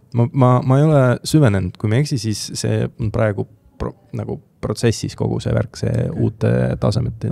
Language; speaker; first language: Estonian; non-native, local second language; Russian